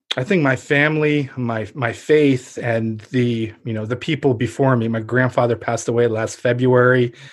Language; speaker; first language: English; early bilingual, other home language; Ukrainian